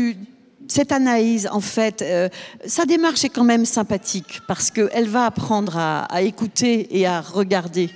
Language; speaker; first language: French; native; French